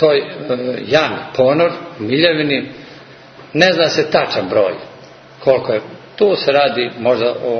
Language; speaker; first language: Serbian; native; Serbian